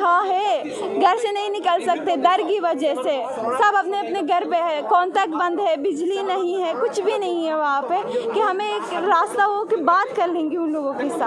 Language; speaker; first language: Hindi; non-native, fluent; Persian